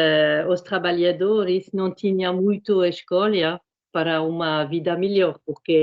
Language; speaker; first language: Portuguese; non-native, fluent; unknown